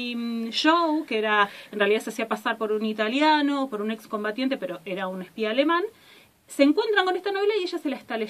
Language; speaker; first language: Spanish; native; Spanish